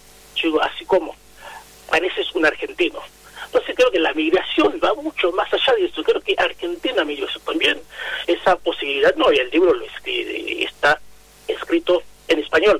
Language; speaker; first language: Spanish; non-native, fluent; Haitian Creole